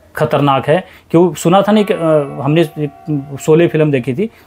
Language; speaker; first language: Hindi; native; Hindi